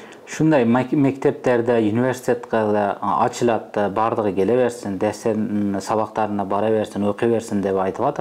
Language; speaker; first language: Kyrgyz; non-native, fluent; Uzbek